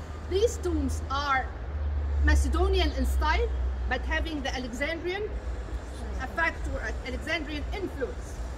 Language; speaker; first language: English; non-native, fluent; Arabic